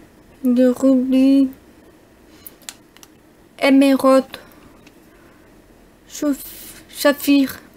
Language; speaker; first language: French; non-native, learner; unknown